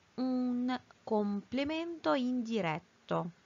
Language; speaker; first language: Italian; non-native, fluent; Arabic